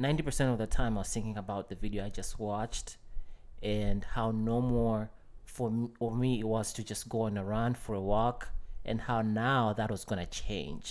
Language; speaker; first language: English; non-native, local second language; Nyanja